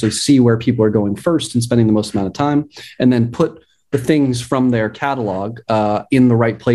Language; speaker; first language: English; native; English